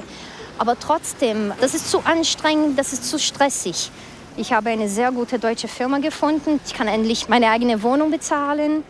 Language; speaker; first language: German; early bilingual, heritage; Portuguese